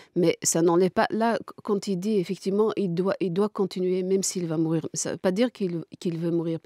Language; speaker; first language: French; non-native, local second language; Kabyle